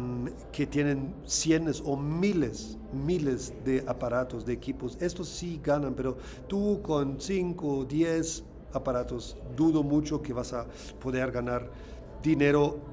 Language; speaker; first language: Spanish; non-native, fluent; German